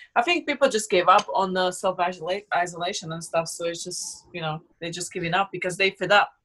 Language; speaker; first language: English; non-native, fluent; Slovak